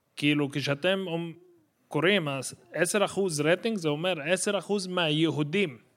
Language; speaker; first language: Hebrew; non-native, local second language; Arabic